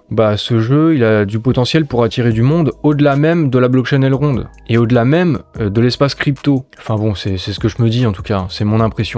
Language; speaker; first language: French; native; French